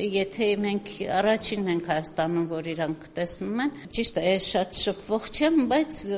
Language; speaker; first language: Armenian; native; Armenian